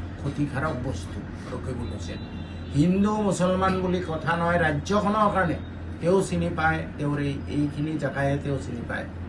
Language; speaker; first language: Assamese; non-native, local second language; Bangla